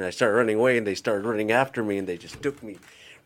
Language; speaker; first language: English; early bilingual, other home language; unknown